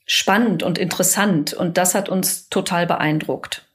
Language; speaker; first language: German; native; German